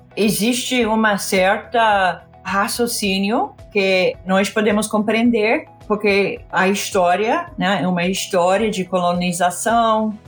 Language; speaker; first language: Portuguese; non-native, fluent; English